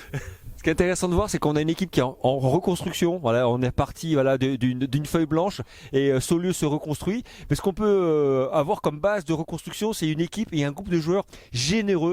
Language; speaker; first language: French; native; French